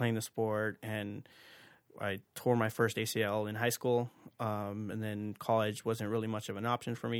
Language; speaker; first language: English; native; English